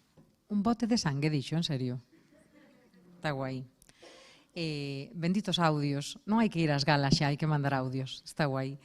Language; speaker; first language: Galician; native; Galician